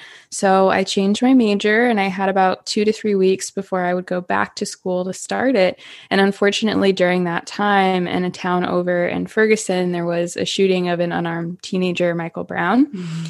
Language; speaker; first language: English; native; English